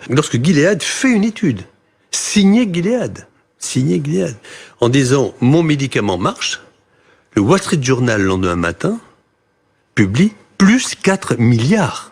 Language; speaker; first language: French; native; French